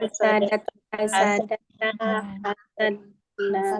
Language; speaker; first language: Arabic; non-native, learner; Indonesian